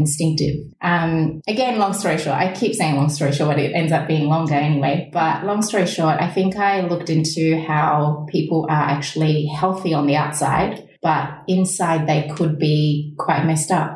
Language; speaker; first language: English; native; English